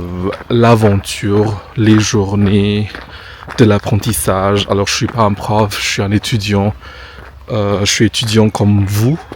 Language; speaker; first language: French; non-native, fluent; Indonesian